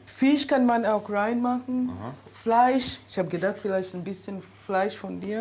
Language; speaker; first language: German; non-native, learner; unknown